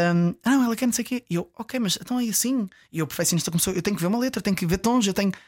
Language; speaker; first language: Portuguese; native; Portuguese